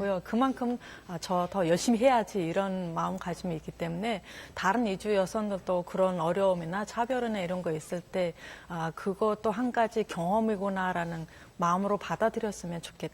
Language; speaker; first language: Korean; non-native, fluent; Mongolian